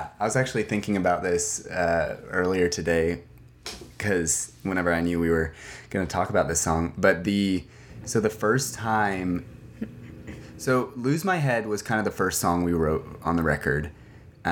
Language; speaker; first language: English; native; English